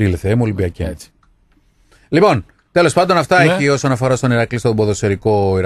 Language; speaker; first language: Greek; native; Greek